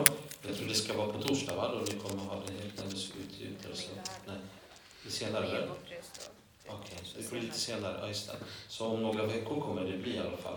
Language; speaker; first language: Swedish; non-native, fluent; Polish